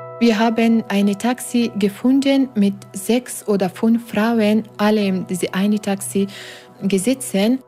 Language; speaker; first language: German; non-native, learner; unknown